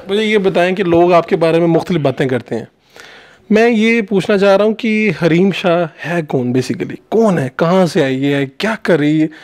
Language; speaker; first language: Urdu; non-native, local second language; Punjabi